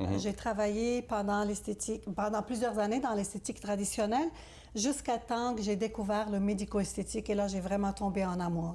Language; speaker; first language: French; native; French